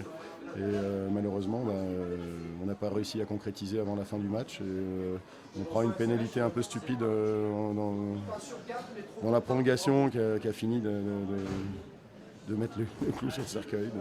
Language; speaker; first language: French; native; French